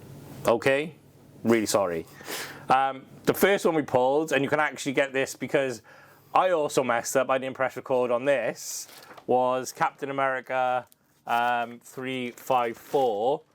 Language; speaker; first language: English; native; English